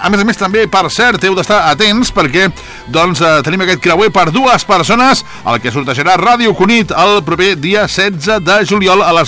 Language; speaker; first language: Catalan; native; Catalan